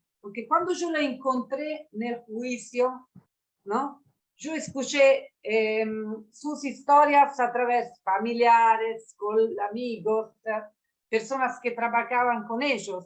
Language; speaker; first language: Spanish; non-native, learner; Italian